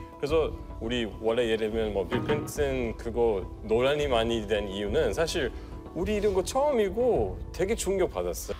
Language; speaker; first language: Korean; non-native, fluent; English